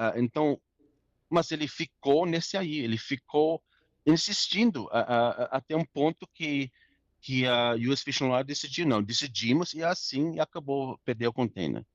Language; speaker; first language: Portuguese; non-native, fluent; English